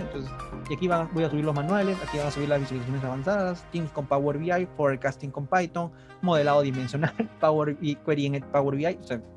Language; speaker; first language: Spanish; native; Spanish